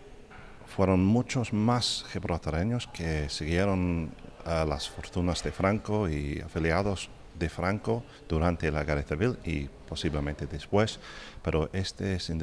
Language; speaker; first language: Spanish; non-native, fluent; English